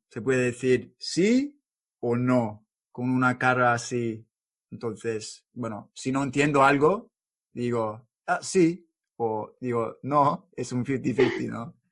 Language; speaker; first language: Spanish; non-native, learner; English